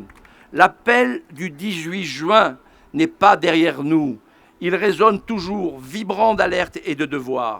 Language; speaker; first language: French; native; French